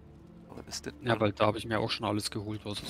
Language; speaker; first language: German; native; German